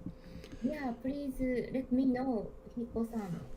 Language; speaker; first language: English; non-native, learner; Japanese